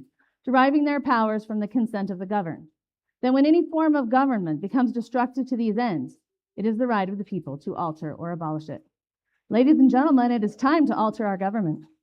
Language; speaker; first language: English; native; English